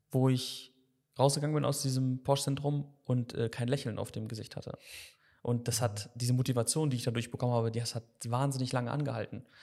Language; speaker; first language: German; native; German